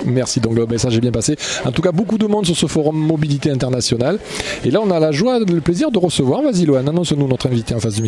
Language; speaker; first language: French; native; French